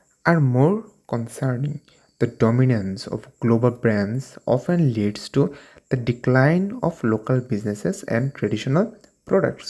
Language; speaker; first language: English; non-native, local second language; Bangla